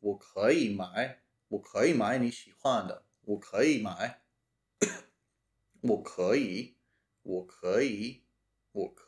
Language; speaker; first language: Chinese; non-native, learner; English